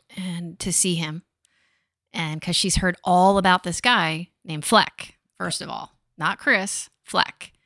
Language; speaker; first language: English; native; English